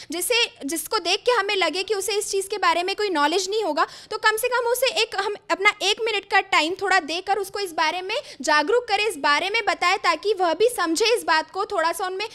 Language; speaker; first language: Hindi; native; Hindi